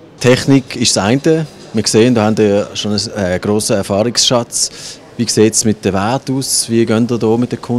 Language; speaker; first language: German; native; German